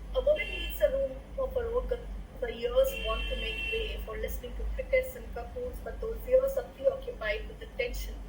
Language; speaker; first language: English; non-native, local second language; Hindi